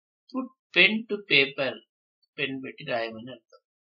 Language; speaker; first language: English; non-native, local second language; Telugu